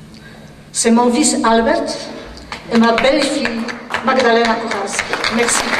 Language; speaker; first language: French; non-native, fluent; Polish